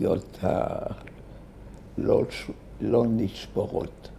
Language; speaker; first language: Hebrew; early bilingual, other home language; German